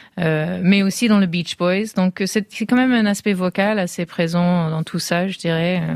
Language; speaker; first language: French; non-native, fluent; English